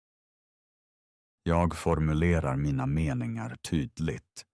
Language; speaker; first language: Swedish; non-native, fluent; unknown